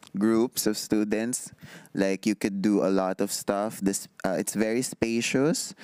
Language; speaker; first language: English; non-native, local second language; Filipino